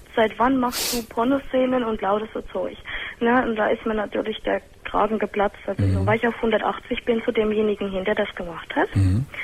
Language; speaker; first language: German; native; German